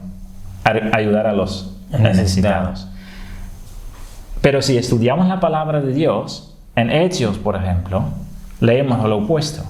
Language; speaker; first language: Spanish; non-native, fluent; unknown